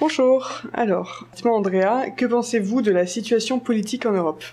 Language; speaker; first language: French; native; French